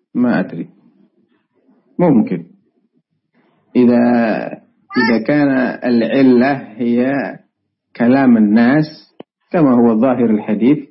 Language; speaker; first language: Arabic; non-native, fluent; Indonesian